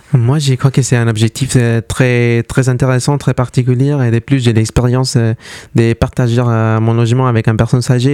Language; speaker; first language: French; non-native, fluent; Spanish